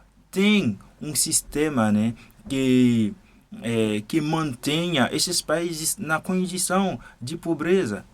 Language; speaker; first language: Portuguese; non-native, fluent; Haitian Creole